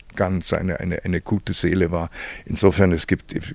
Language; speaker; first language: German; native; German